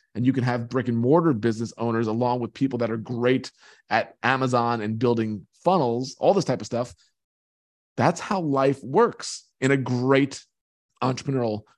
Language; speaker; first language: English; native; English